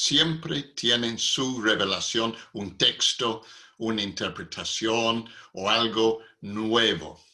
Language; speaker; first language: Spanish; non-native, fluent; English